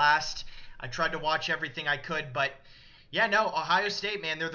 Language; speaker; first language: English; native; English